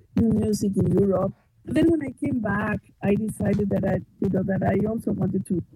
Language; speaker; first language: English; non-native, fluent; Spanish